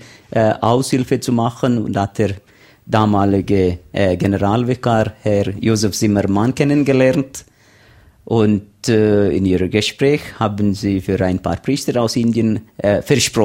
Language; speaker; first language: German; non-native, learner; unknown